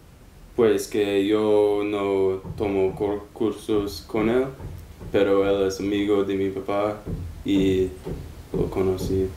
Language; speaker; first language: Spanish; non-native, learner; English